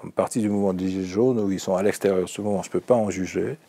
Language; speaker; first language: French; non-native, fluent; Russian